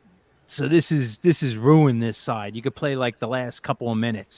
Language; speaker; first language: English; native; English